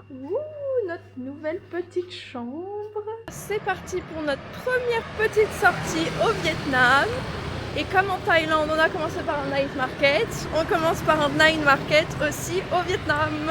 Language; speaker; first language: French; native; French